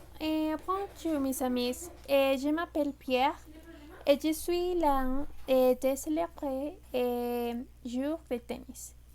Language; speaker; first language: French; non-native, learner; Spanish